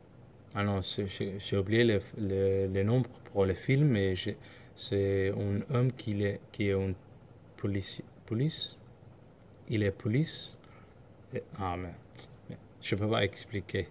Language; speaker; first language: French; non-native, learner; Somali